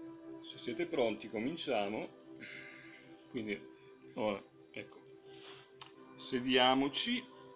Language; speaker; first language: Italian; native; Italian